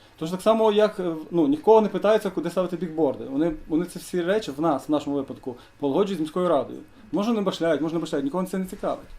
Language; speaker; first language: Ukrainian; native; Ukrainian